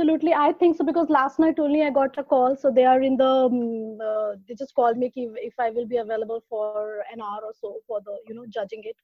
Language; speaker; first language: English; non-native, local second language; Hindi